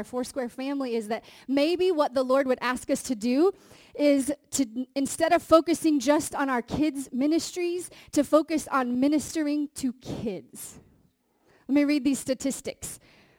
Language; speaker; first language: English; native; English